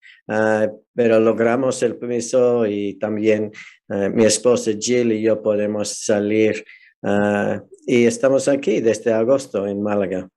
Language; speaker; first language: Spanish; non-native, fluent; English